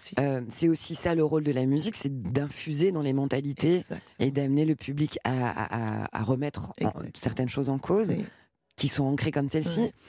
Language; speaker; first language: French; native; French